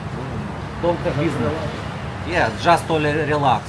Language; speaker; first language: English; non-native, learner; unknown